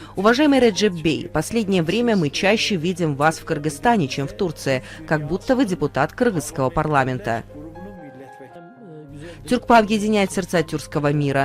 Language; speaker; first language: Russian; native; Russian